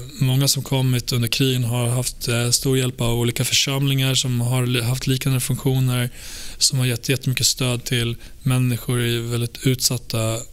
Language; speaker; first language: Swedish; early bilingual, other home language; Albanian